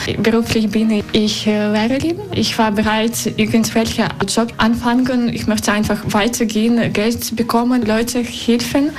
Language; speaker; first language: German; non-native, learner; Russian